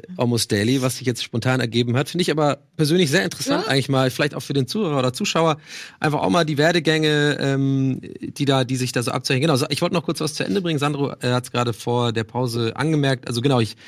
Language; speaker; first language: German; non-native, fluent; English